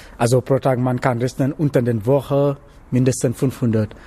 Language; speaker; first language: German; non-native, learner; Wolof